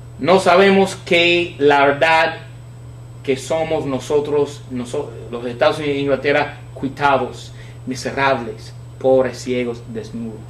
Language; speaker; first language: Spanish; non-native, fluent; English